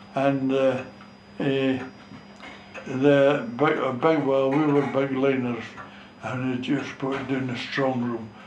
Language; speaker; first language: English; native; English